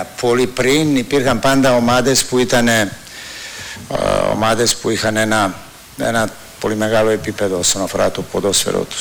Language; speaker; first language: Greek; non-native, fluent; Serbian